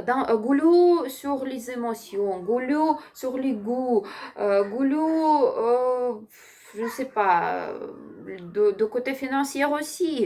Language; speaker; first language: French; non-native, learner; Ukrainian